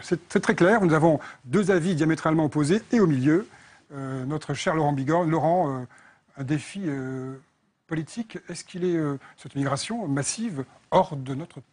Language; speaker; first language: French; native; French